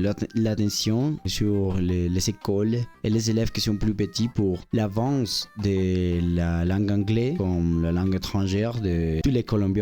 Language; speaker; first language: French; non-native, learner; Spanish